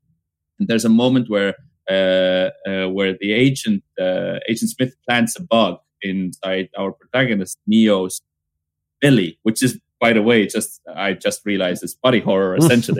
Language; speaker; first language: English; non-native, fluent; Estonian